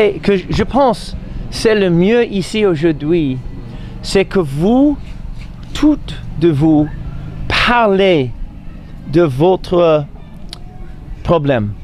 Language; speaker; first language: French; non-native, learner; English